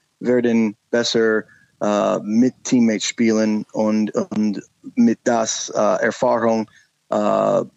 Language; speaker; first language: German; non-native, learner; English